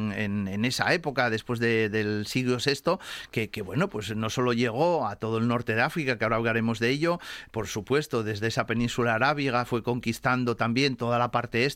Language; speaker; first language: Spanish; native; Spanish